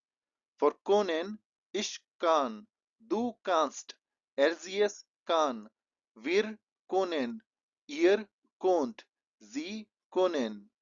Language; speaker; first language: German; non-native, fluent; Hindi